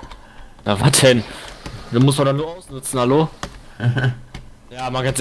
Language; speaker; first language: German; native; German